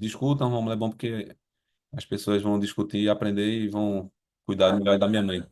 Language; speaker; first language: Portuguese; native; Portuguese